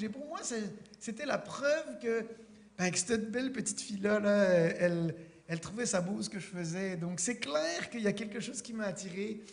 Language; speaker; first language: French; native; French